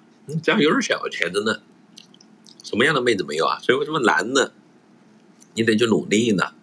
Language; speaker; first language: Chinese; native; Chinese